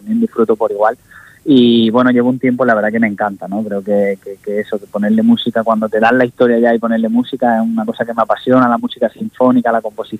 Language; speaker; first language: Spanish; native; Spanish